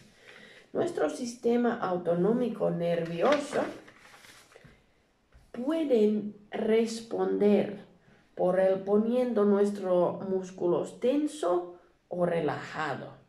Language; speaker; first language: Spanish; non-native, learner; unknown